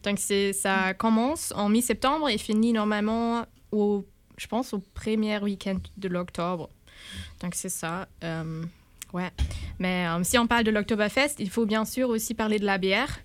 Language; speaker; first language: French; non-native, fluent; German